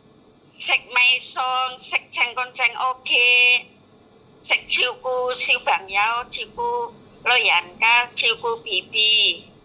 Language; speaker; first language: Cantonese; non-native, learner; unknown